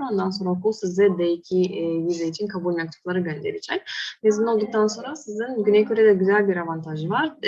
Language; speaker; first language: Turkish; non-native, fluent; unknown